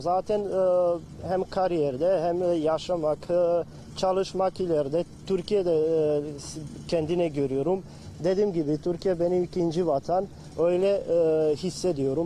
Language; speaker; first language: Turkish; non-native, learner; Bosnian